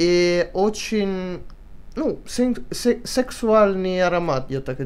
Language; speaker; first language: Russian; early bilingual, heritage; Italian